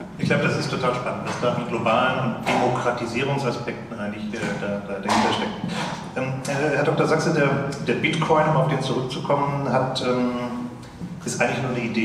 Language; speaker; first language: German; native; German